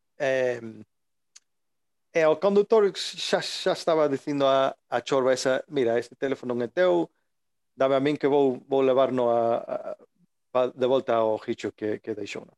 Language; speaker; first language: Galician; early bilingual, heritage; Galician